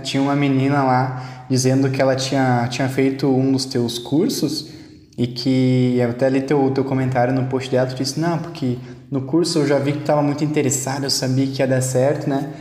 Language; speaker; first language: Portuguese; native; Portuguese